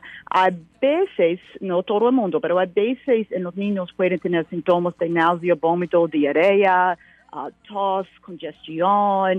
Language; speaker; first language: Spanish; non-native, learner; English